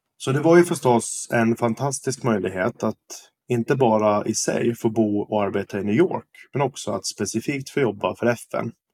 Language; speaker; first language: Swedish; native; Swedish